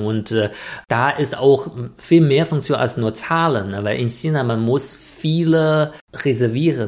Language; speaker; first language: German; non-native, fluent; Chinese